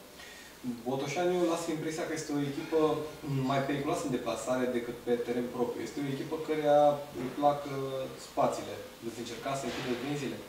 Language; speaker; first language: Romanian; native; Romanian